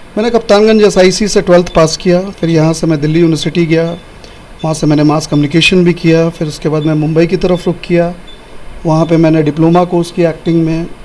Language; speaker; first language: Hindi; non-native, local second language; Bhojpuri